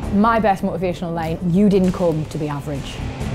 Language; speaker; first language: English; native; English